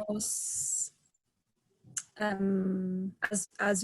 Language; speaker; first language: Arabic; non-native, learner; English